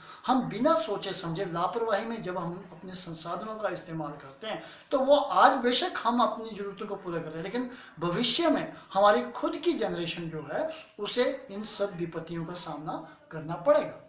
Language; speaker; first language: Hindi; native; Hindi